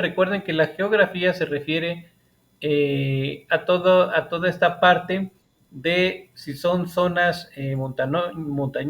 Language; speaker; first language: Spanish; native; Spanish